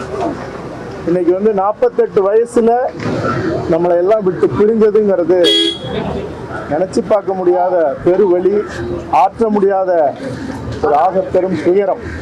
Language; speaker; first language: Tamil; native; Tamil